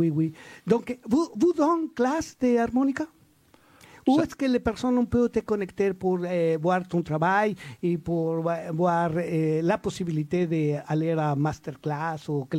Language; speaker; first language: French; non-native, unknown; Spanish